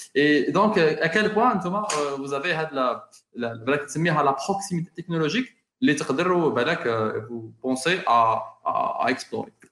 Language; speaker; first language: French; non-native, local second language; Arabic